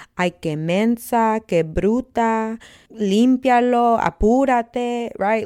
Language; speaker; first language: Spanish; early bilingual, heritage; Spanish